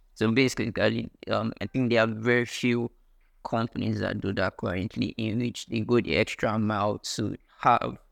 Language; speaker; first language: English; non-native, local second language; Ibibio